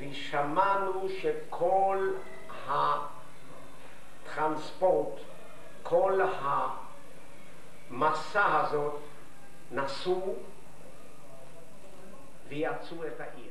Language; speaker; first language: Hebrew; non-native, fluent; Yiddish